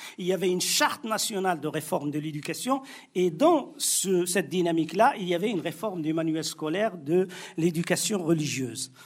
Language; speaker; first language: French; non-native, local second language; Arabic